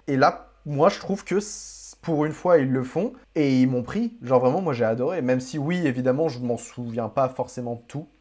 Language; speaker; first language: French; native; French